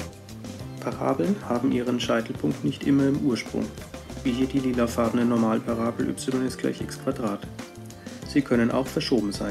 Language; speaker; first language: German; native; German